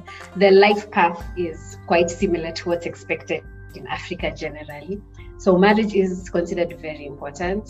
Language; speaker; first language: English; non-native, local second language; Swahili